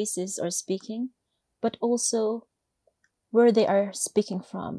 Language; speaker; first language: English; non-native, local second language; Filipino